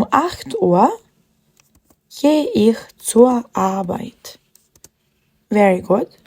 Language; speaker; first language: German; non-native, fluent; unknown